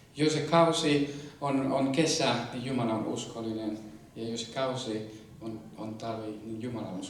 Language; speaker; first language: Finnish; non-native, fluent; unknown